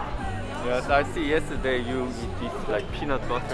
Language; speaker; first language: English; non-native, learner; Korean